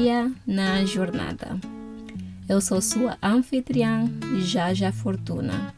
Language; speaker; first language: Portuguese; non-native, fluent; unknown